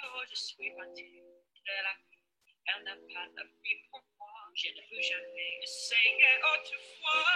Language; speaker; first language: French; non-native, learner; English